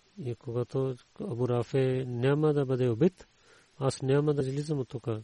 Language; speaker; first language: Bulgarian; non-native, learner; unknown